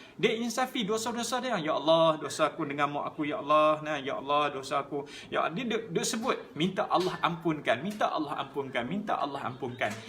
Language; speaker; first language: Malay; native; Malay